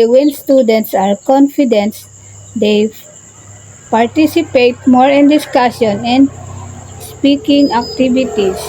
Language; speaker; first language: English; non-native, local second language; Filipino